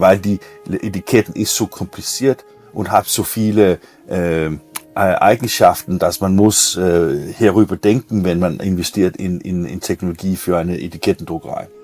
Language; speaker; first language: German; non-native, learner; Danish